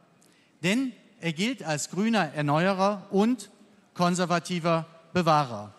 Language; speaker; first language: German; native; German